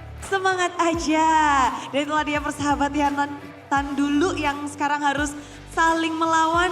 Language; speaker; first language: Indonesian; native; Indonesian